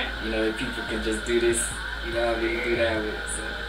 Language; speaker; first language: English; native; English